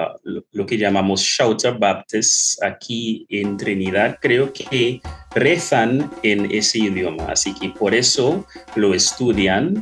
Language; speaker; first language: Spanish; non-native, fluent; English